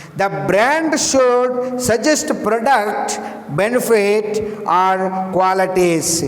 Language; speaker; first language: English; non-native, local second language; Telugu